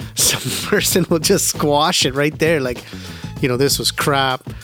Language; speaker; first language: English; early bilingual, other home language; Punjabi